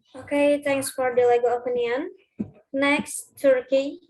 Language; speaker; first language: English; non-native, learner; Indonesian